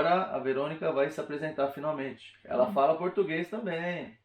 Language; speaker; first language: Portuguese; native; Portuguese